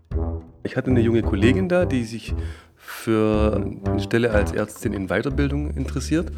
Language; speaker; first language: German; native; German